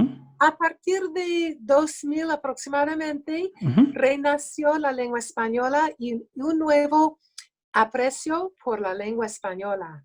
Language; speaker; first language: Spanish; early bilingual, other home language; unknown